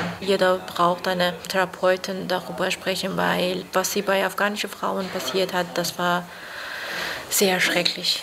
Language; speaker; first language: German; non-native, fluent; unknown